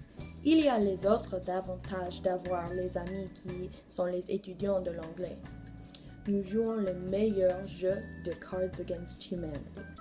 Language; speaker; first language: French; non-native, learner; English